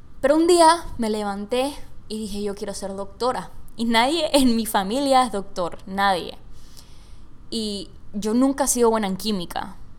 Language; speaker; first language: Spanish; native; Spanish